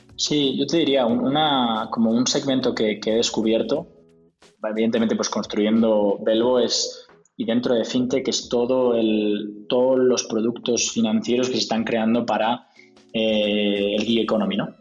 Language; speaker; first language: Spanish; native; Spanish